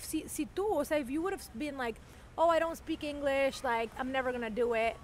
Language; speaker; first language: English; non-native, fluent; Spanish